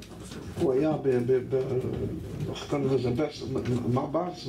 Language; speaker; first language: Hebrew; non-native, fluent; English